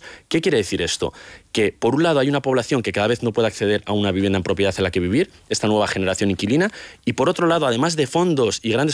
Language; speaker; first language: Spanish; native; Spanish